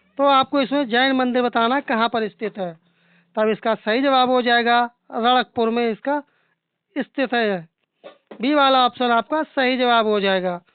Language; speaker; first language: Hindi; native; Hindi